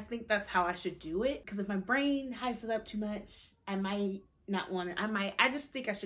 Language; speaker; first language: English; native; English